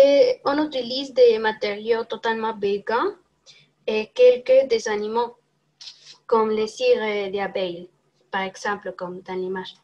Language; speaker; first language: French; non-native, learner; Spanish